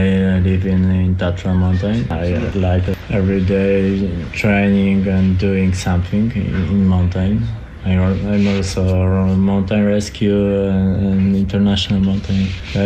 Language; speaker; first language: English; non-native, learner; Polish